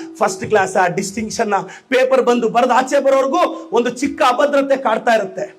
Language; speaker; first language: Kannada; native; Kannada